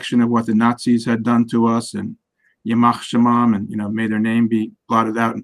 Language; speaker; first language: English; native; English